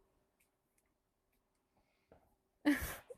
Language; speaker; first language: English; non-native, learner; Chinese